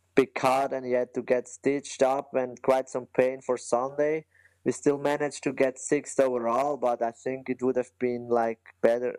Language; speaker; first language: English; non-native, fluent; Swiss German